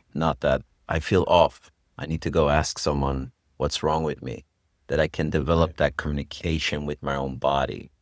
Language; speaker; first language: English; non-native, fluent; Swedish